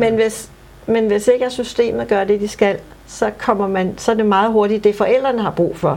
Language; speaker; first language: Danish; native; Danish